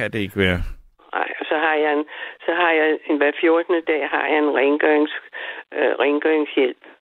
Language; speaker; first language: Danish; native; Danish